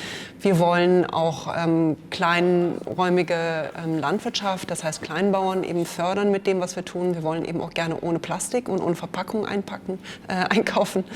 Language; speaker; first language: German; native; German